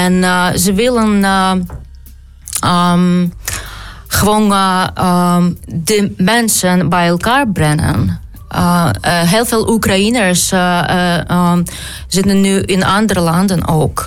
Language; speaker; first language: Dutch; non-native, learner; Ukrainian